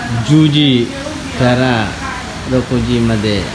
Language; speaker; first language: Japanese; non-native, learner; Filipino